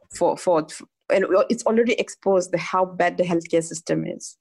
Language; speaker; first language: English; non-native, local second language; Adi